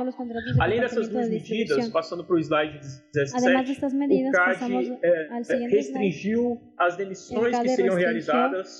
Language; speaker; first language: Portuguese; native; Portuguese